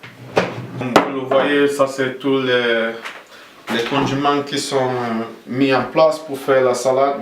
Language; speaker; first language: French; non-native, fluent; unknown